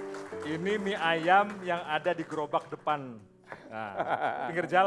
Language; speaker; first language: Indonesian; native; Indonesian